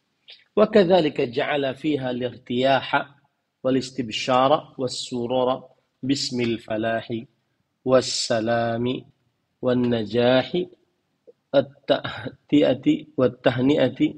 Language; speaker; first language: Arabic; non-native, fluent; Indonesian